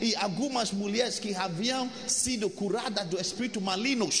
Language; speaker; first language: Portuguese; non-native, learner; English